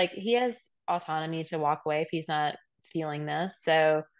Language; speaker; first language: English; native; English